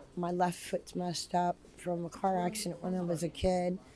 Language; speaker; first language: English; native; English